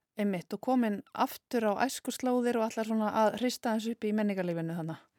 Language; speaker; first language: Icelandic; native; Icelandic